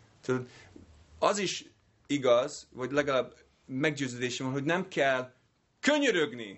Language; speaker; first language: Hungarian; non-native, fluent; English